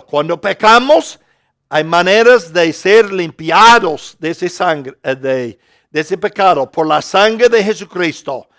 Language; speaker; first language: Spanish; non-native, fluent; English